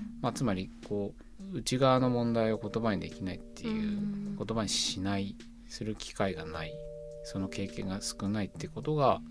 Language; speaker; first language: Japanese; native; Japanese